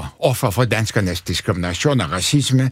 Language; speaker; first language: Danish; non-native, fluent; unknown